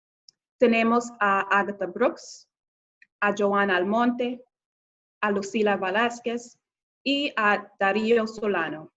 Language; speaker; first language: Spanish; non-native, fluent; English